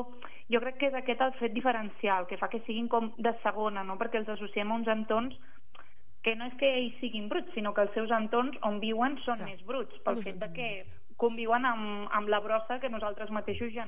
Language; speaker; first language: Catalan; native; Catalan